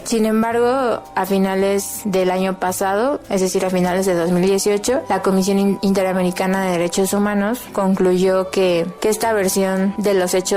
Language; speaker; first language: Spanish; native; Spanish